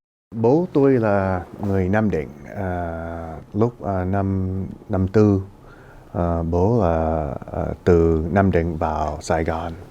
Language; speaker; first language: Vietnamese; early bilingual, heritage; Vietnamese